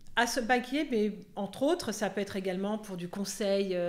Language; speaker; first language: French; native; French